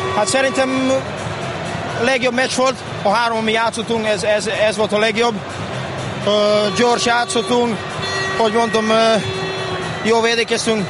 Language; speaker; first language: Hungarian; non-native, learner; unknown